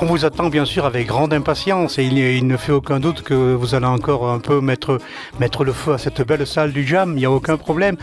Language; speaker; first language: French; native; French